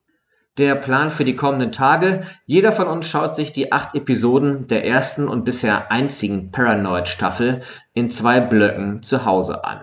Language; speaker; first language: German; native; German